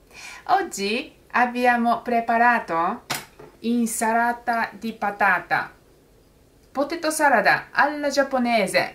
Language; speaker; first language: Italian; non-native, learner; Japanese